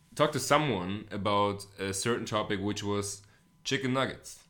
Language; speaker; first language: English; non-native, fluent; German